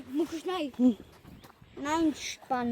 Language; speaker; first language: Armenian; early bilingual, heritage; Armenian